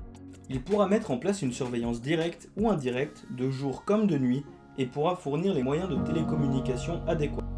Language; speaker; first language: French; native; French